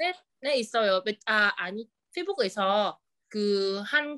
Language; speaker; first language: Korean; non-native, learner; Vietnamese